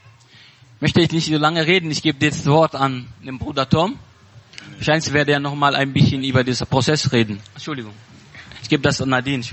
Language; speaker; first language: German; non-native, learner; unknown